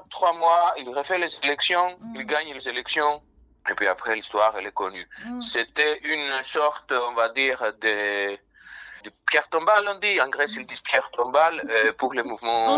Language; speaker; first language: French; non-native, fluent; Greek